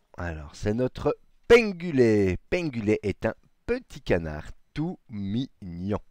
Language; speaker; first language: French; native; French